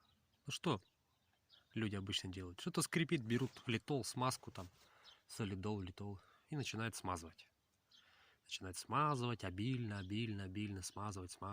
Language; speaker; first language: Russian; native; Russian